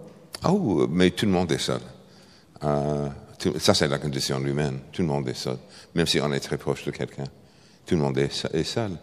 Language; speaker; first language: French; non-native, fluent; English